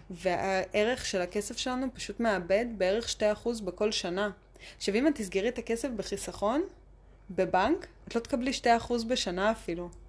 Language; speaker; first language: Hebrew; early bilingual, other home language; Russian